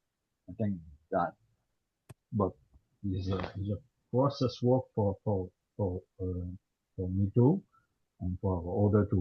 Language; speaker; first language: English; non-native, learner; French